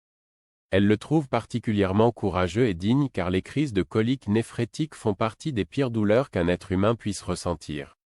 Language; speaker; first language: French; native; French